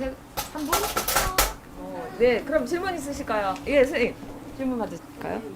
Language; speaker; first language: Korean; native; Korean